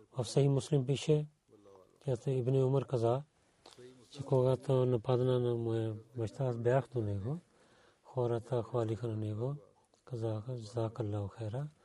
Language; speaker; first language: Bulgarian; non-native, learner; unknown